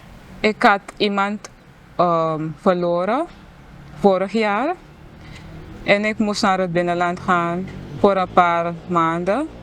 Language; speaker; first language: Dutch; non-native, local second language; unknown